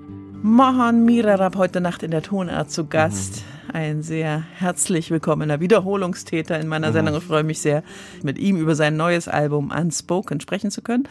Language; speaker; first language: German; native; German